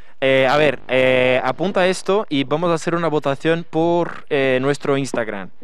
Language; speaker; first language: Spanish; non-native, fluent; Portuguese